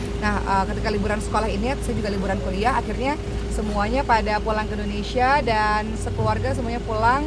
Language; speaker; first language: Indonesian; native; Indonesian